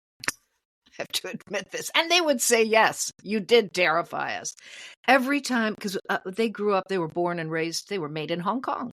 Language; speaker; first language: English; native; English